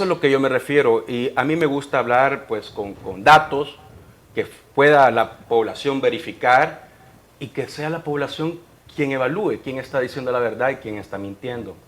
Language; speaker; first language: Spanish; native; Spanish